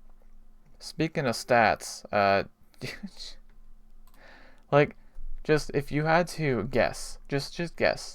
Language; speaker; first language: English; native; English